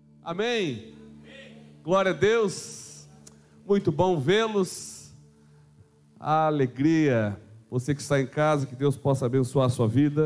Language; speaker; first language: Portuguese; native; Portuguese